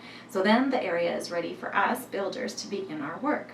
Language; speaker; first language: English; native; English